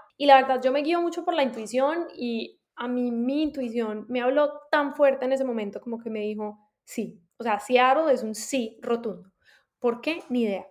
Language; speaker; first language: Spanish; native; Spanish